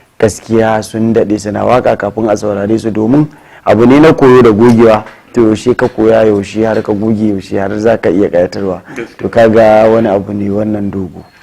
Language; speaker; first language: Hausa; native; Hausa